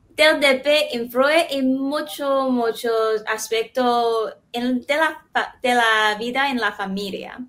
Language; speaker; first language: Spanish; non-native, fluent; Chinese